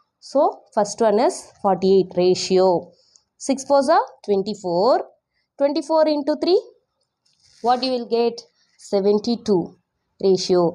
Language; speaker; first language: English; non-native, local second language; Tamil